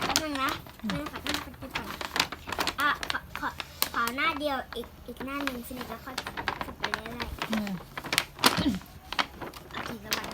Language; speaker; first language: Thai; native; Thai